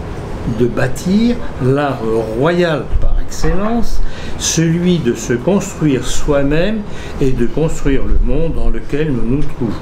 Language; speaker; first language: French; native; French